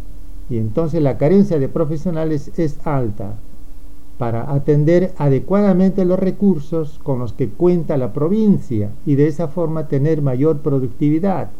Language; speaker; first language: Spanish; native; Spanish